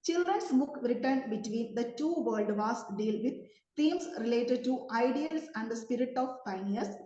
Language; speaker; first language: English; non-native, local second language; Malayalam